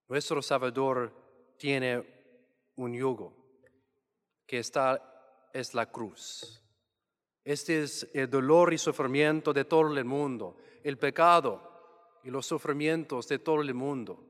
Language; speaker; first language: Spanish; non-native, fluent; English